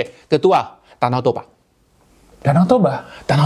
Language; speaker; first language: Indonesian; non-native, learner; Chinese